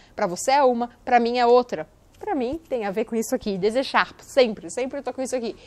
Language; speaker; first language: Portuguese; native; Portuguese